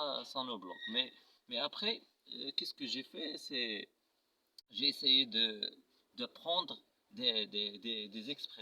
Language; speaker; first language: French; non-native, local second language; Arabic